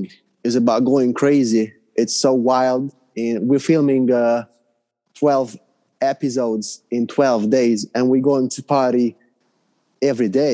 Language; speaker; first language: English; non-native, fluent; Hungarian